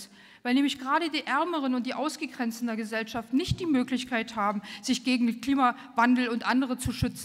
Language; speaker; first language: German; native; German